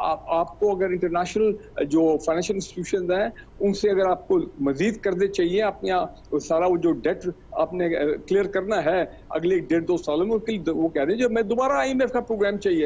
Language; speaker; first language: Urdu; native; Urdu